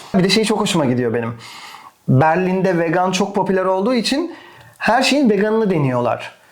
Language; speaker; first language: Turkish; native; Turkish